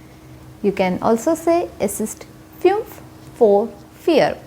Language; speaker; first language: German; non-native, fluent; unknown